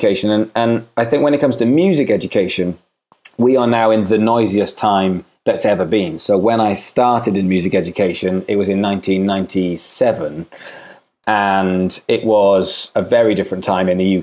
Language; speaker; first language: English; native; English